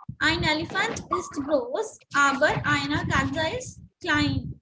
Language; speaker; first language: German; non-native, learner; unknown